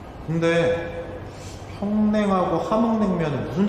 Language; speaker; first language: Korean; native; Korean